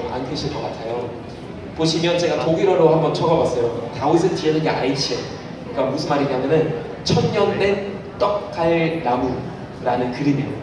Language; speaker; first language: Korean; non-native, fluent; German